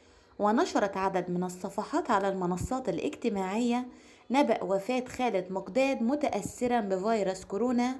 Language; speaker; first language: Arabic; native; Arabic